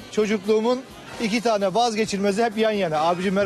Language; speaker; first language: Turkish; native; Turkish